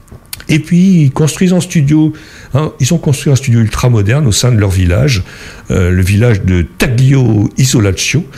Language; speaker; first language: French; native; French